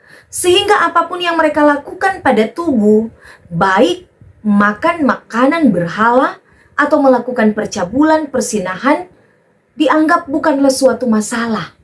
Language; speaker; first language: Indonesian; native; Indonesian